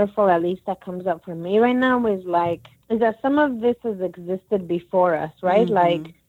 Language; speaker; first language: English; native; English